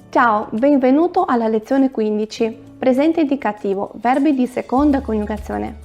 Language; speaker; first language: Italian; non-native, fluent; Ukrainian